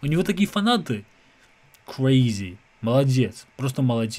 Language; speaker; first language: Russian; non-native, fluent; English